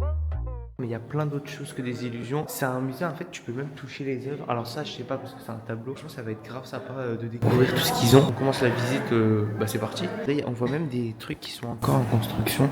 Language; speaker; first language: French; native; French